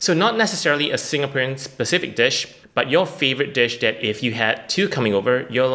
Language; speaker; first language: English; non-native, local second language; Chinese